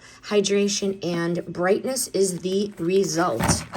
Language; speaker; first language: English; native; English